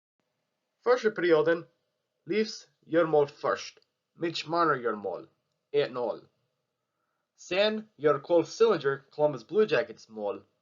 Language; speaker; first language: Swedish; non-native, learner; English